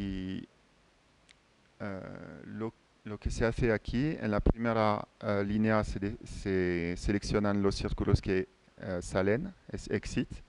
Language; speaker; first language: Spanish; non-native, fluent; French